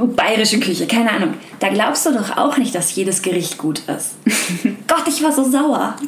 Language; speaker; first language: German; native; German